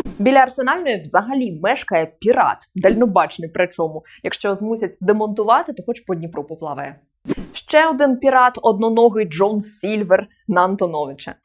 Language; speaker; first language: Ukrainian; native; Ukrainian